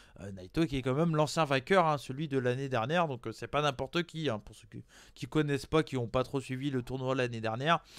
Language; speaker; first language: French; native; French